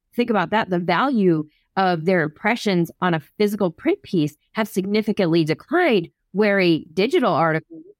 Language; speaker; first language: English; native; English